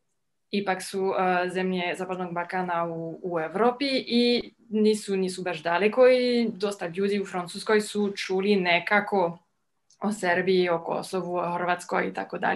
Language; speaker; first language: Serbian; non-native, fluent; French